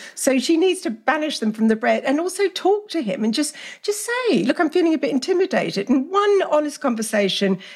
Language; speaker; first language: English; native; English